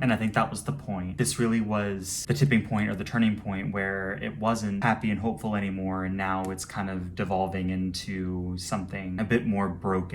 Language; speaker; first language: English; native; English